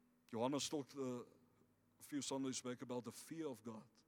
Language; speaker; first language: English; non-native, local second language; Afrikaans